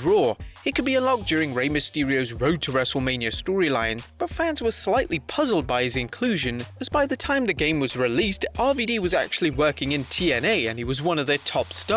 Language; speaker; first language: English; native; English